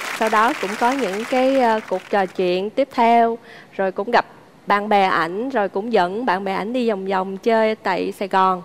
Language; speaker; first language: Vietnamese; native; Vietnamese